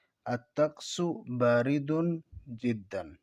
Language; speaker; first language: Arabic; non-native, fluent; Urdu